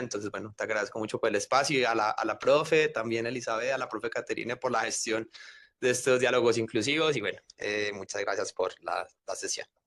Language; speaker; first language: Spanish; native; Spanish